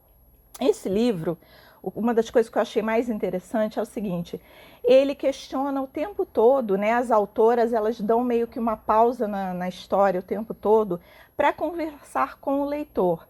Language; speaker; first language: Portuguese; native; Portuguese